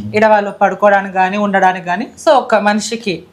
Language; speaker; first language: Telugu; native; Telugu